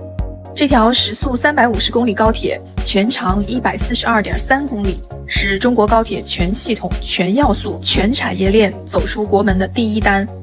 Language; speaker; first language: Chinese; native; Chinese